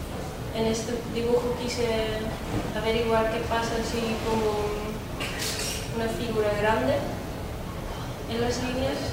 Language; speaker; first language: Spanish; non-native, fluent; Dutch